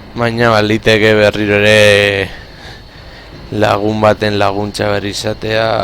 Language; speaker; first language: Basque; non-native, local second language; Spanish